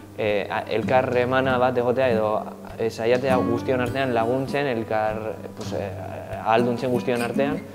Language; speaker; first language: Basque; non-native, local second language; Spanish